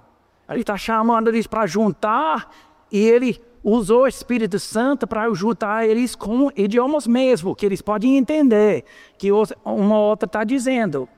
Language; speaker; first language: Portuguese; non-native, fluent; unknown